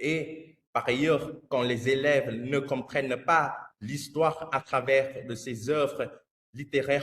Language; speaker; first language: French; non-native, fluent; Vietnamese